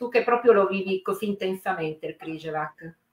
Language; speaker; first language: Italian; native; Italian